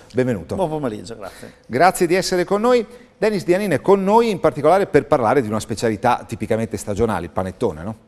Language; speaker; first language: Italian; native; Italian